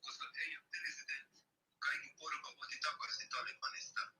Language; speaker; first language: Finnish; non-native, learner; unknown